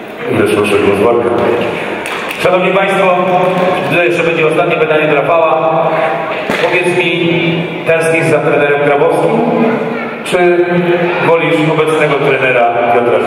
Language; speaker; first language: Polish; native; Polish